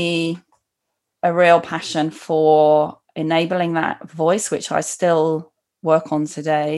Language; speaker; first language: English; native; English